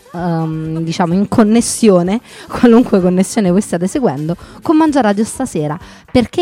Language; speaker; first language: Italian; native; Italian